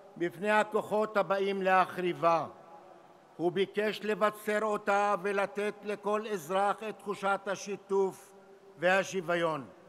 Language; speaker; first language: Hebrew; non-native, local second language; Arabic